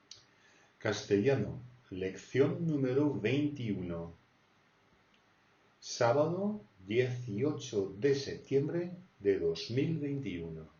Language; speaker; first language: Spanish; non-native, fluent; French